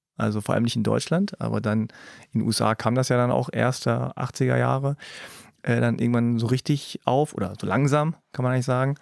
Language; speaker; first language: German; early bilingual, other home language; Korean